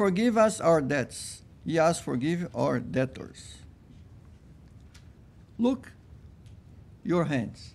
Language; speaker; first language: English; non-native, fluent; Portuguese